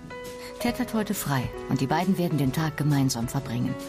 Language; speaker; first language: German; native; German